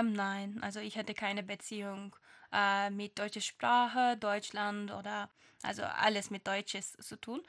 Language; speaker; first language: German; non-native, fluent; Turkish